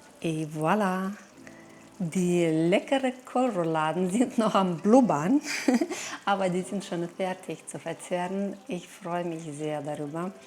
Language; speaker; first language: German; non-native, fluent; Romanian